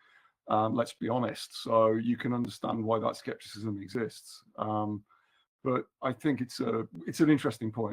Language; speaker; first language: English; native; English